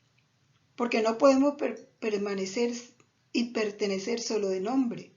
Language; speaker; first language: Spanish; native; Spanish